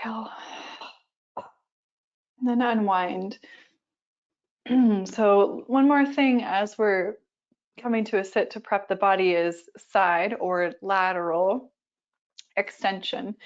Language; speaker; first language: English; native; English